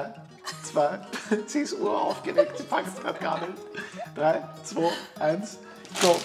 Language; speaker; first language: German; native; German